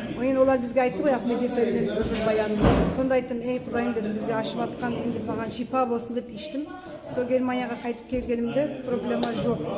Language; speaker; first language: Kazakh; early bilingual, heritage; Kazakh